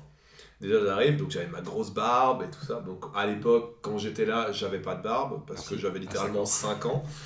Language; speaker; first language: French; native; French